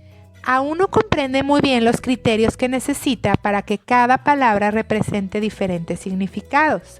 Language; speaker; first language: Spanish; native; Spanish